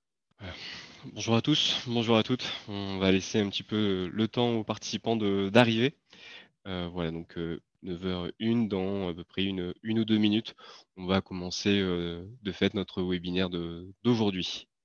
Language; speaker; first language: French; native; French